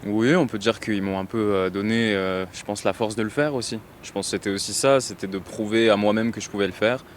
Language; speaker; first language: French; native; French